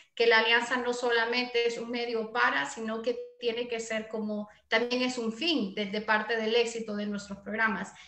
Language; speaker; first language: Spanish; native; Spanish